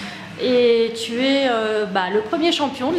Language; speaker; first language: French; native; French